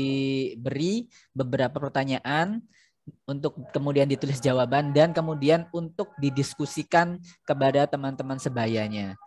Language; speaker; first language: Indonesian; native; Indonesian